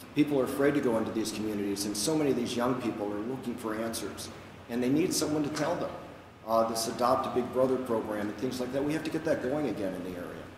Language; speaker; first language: English; native; English